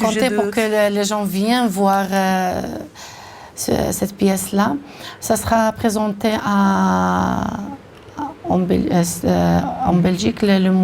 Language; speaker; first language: French; non-native, local second language; Arabic